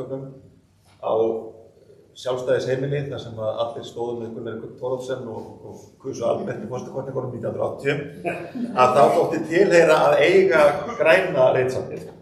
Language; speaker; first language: Icelandic; native; Icelandic